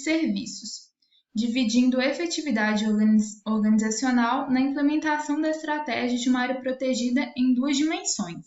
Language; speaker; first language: Portuguese; native; Portuguese